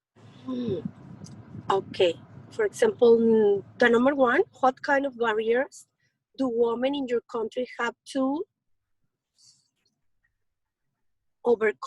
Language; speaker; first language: English; non-native, learner; Spanish